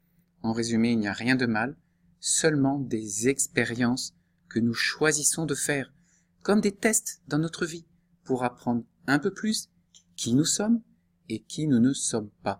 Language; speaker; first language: French; native; French